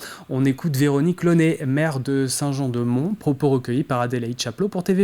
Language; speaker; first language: French; native; French